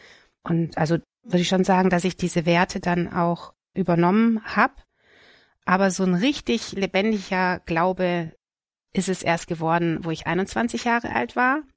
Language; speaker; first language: German; native; German